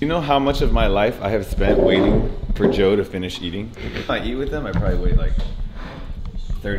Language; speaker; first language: English; early bilingual, other home language; Chinese